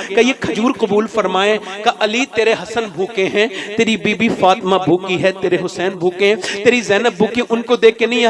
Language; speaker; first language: Urdu; native; Urdu